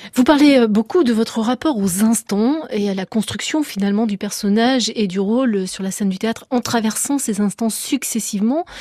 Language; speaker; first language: French; native; French